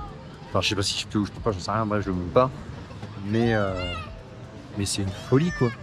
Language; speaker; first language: French; native; French